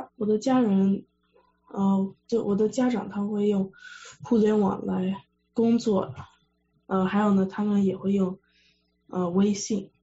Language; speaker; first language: Chinese; early bilingual, heritage; Chinese